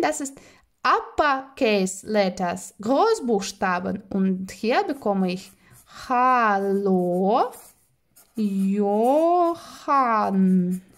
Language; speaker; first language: German; non-native, fluent; Russian